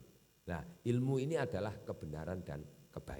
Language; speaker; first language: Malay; non-native, local second language; Javanese